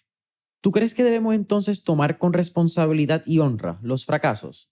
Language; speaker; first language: Spanish; native; Spanish